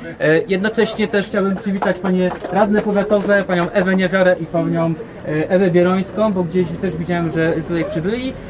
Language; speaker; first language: Polish; native; Polish